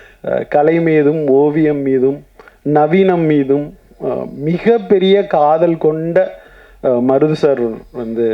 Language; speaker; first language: Tamil; native; Tamil